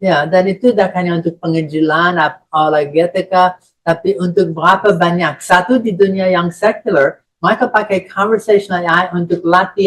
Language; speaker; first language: Indonesian; non-native, fluent; English